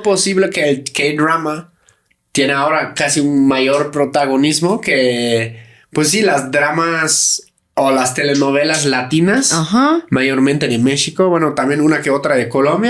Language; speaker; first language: Spanish; native; Spanish